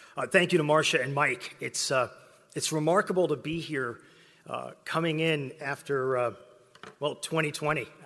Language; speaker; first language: English; native; English